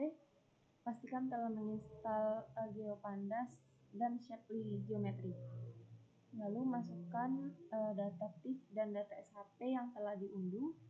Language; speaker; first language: Indonesian; native; Indonesian